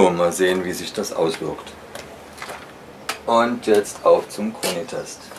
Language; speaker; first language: German; native; German